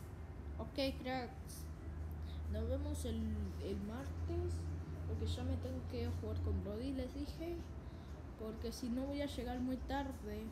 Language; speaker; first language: Spanish; early bilingual, other home language; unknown